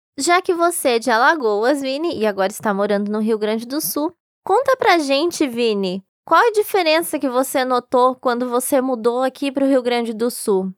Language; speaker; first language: Portuguese; native; Portuguese